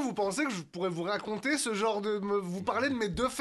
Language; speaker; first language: French; native; French